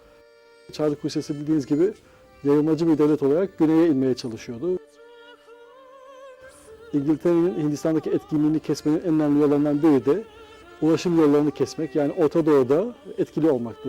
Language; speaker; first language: Turkish; native; Turkish